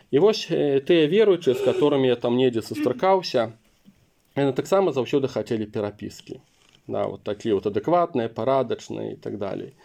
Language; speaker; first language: Belarusian; non-native, local second language; Russian